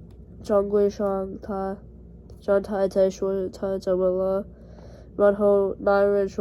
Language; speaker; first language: Chinese; non-native, learner; English